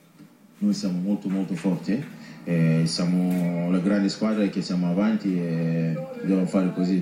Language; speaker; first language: Italian; non-native, learner; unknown